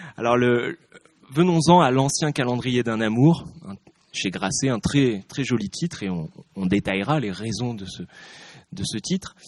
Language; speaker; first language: French; native; French